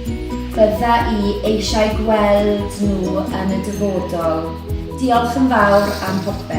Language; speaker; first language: Welsh; non-native, learner; English